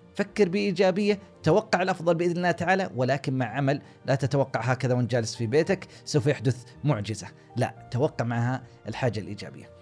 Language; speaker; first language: Arabic; native; Arabic